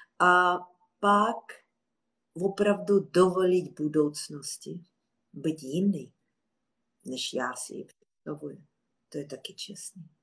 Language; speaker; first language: Czech; non-native, fluent; Russian